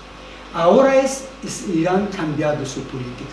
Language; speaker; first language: Spanish; non-native, learner; Persian